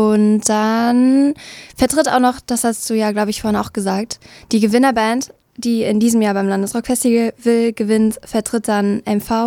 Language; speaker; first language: German; native; German